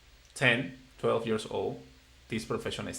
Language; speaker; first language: English; non-native, fluent; Spanish